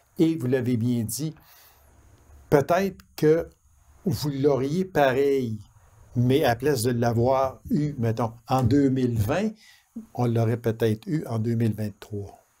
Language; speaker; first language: French; native; French